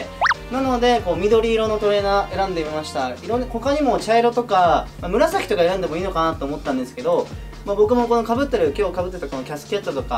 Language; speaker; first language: Japanese; native; Japanese